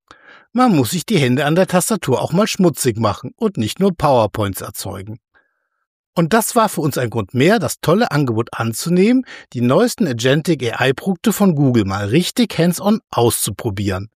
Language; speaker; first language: German; native; German